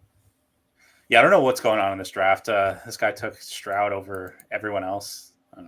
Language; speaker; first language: English; native; English